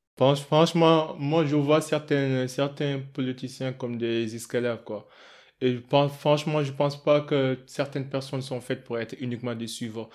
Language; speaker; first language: French; non-native, local second language; Wolof